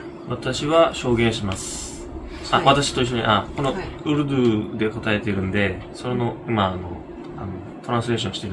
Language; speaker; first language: Japanese; non-native, fluent; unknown